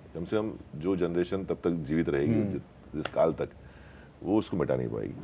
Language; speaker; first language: Hindi; non-native, local second language; Marathi